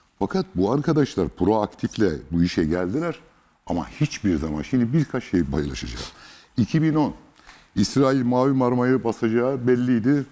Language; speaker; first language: Turkish; native; Turkish